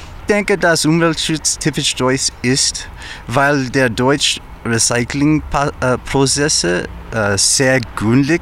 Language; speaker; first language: German; non-native, learner; English